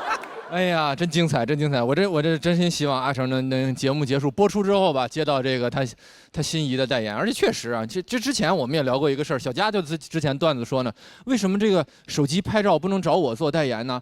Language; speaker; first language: Chinese; native; Chinese